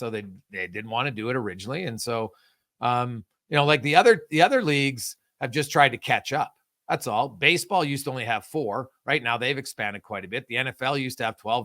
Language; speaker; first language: English; native; English